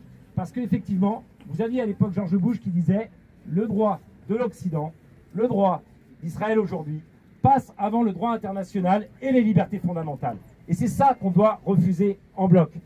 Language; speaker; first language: French; native; French